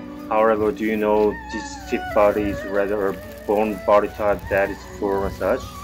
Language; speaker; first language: English; non-native, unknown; Korean